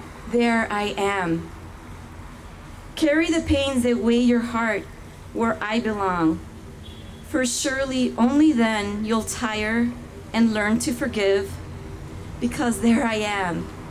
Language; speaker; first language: English; early bilingual, other home language; Spanish